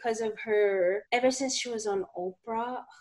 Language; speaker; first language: English; non-native, local second language; Ganda